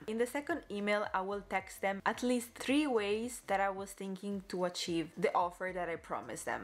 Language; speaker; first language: English; non-native, fluent; Italian